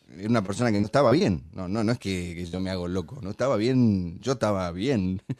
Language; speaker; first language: Spanish; native; Spanish